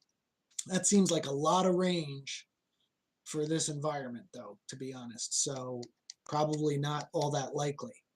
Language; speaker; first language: English; native; English